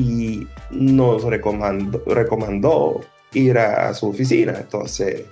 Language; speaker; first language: Spanish; non-native, fluent; English